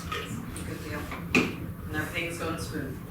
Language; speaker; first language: English; native; English